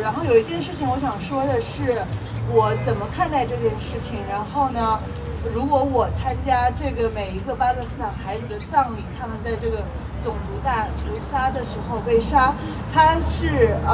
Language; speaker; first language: Chinese; early bilingual, other home language; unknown